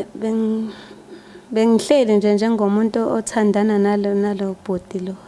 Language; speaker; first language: Zulu; native; Zulu